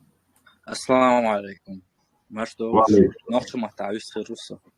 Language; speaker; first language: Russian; non-native, local second language; Chechen